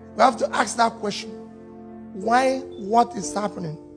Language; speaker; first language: English; non-native, local second language; Igbo